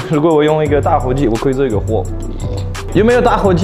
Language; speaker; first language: Chinese; non-native, learner; French